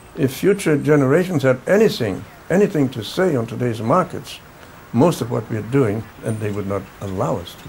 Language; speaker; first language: English; non-native, fluent; German